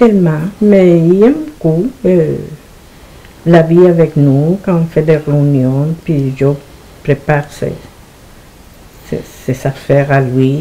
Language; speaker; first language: French; non-native, fluent; Spanish